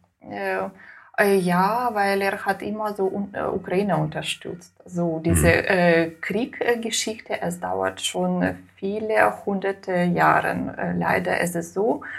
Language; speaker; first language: German; non-native, learner; Ukrainian